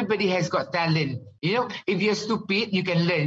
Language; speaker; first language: English; non-native, local second language; Malay